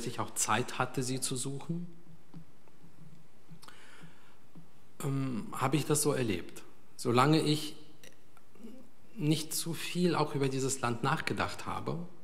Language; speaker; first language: German; early bilingual, other home language; Russian